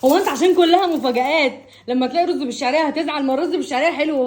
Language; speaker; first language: Arabic; native; Arabic